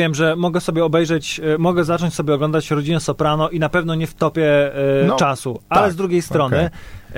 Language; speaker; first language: Polish; native; Polish